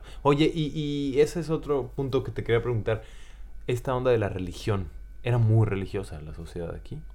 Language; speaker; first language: Spanish; native; Spanish